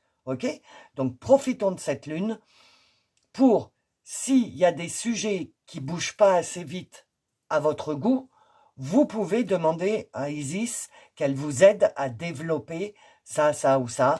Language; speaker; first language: French; native; French